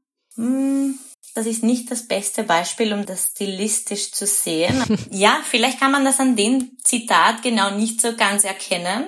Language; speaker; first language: German; non-native, fluent; Spanish